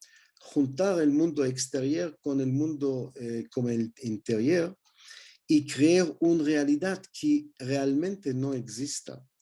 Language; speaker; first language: Spanish; non-native, learner; Hebrew